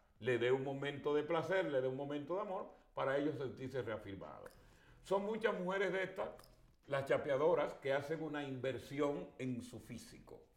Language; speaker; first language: Spanish; native; Spanish